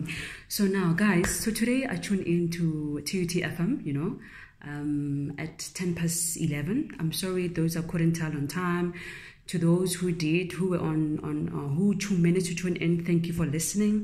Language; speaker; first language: English; non-native, local second language; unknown